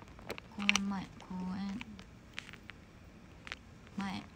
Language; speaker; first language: Japanese; non-native, fluent; Korean